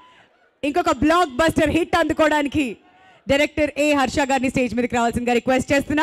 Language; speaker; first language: Telugu; native; Telugu